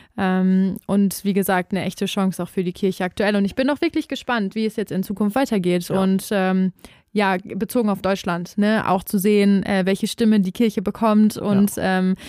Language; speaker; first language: German; native; German